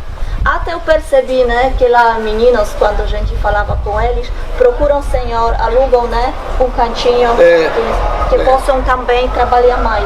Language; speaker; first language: Portuguese; non-native, learner; Polish